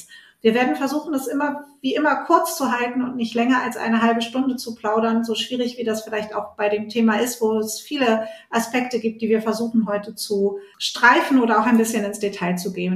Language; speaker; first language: German; native; German